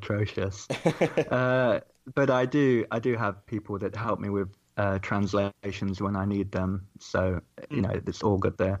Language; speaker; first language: English; native; English